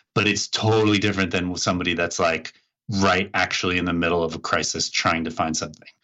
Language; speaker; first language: English; native; English